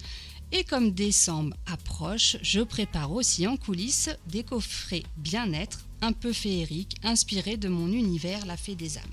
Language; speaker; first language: French; native; French